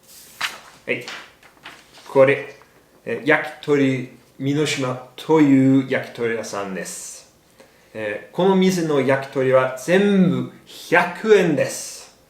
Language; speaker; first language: Japanese; non-native, learner; English